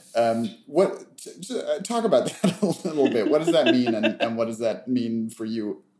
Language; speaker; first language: English; native; English